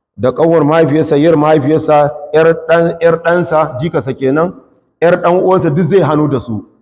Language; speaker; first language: Hausa; non-native, local second language; Kanuri